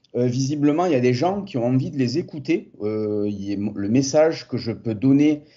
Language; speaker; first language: French; native; French